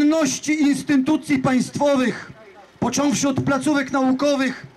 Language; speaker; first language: Polish; native; Polish